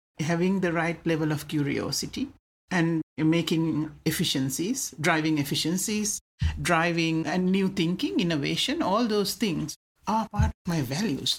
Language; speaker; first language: English; non-native, local second language; Sinhala